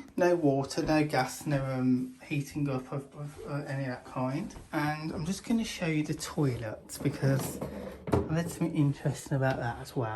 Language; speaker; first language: English; native; English